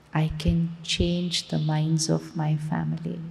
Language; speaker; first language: English; non-native, local second language; Hindi